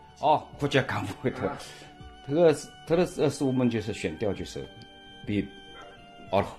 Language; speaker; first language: Mongolian; non-native, local second language; Chinese